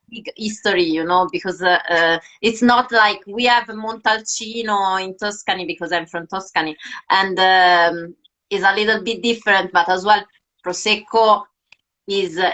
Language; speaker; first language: English; non-native, fluent; Italian